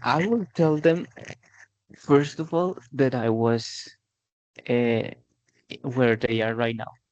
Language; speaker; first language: English; non-native, fluent; Spanish